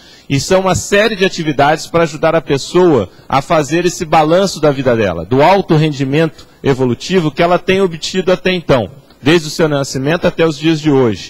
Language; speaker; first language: Portuguese; native; Portuguese